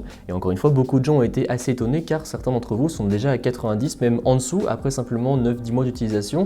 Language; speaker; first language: French; native; French